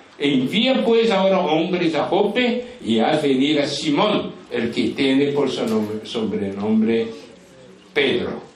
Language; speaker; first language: Spanish; non-native, fluent; Portuguese